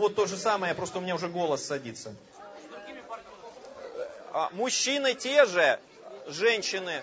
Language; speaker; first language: Russian; native; Russian